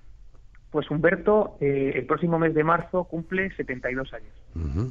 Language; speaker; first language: Spanish; native; Spanish